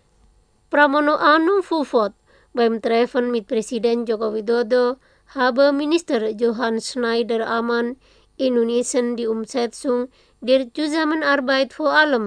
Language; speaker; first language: German; non-native, learner; Indonesian